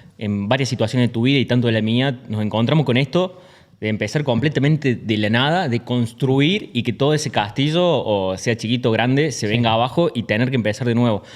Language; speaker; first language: Spanish; native; Spanish